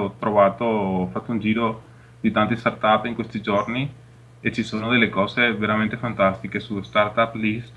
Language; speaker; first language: Italian; non-native, fluent; Spanish